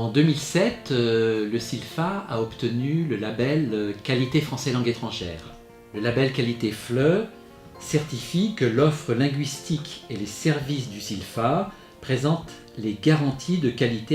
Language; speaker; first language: French; native; French